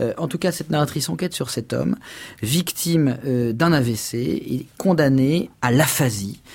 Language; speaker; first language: French; native; French